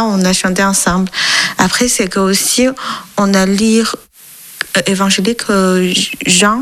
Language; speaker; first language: French; non-native, learner; Chinese